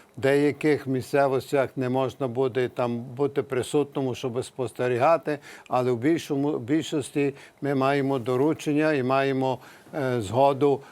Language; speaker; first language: Ukrainian; early bilingual, heritage; Ukrainian